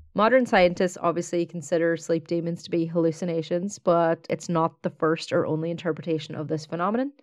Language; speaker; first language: English; native; English